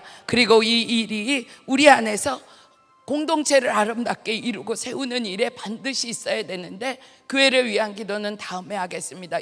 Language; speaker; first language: Korean; native; Korean